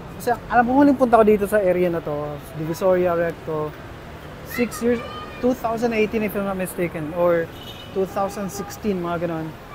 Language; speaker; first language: Filipino; native; Filipino